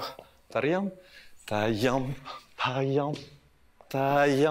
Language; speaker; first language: Russian; non-native, learner; French